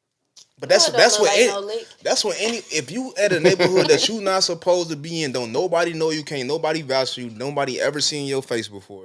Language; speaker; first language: English; native; English